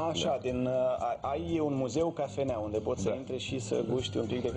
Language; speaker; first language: Romanian; native; Romanian